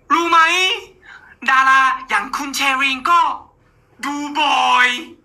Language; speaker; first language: Thai; non-native, fluent; Korean